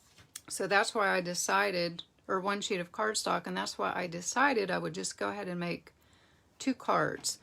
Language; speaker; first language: English; native; English